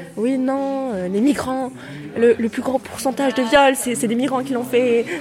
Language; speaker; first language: French; early bilingual, other home language; Kurdish